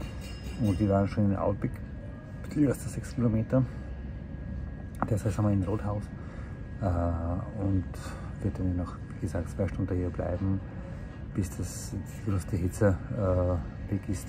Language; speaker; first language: German; non-native, fluent; Slovak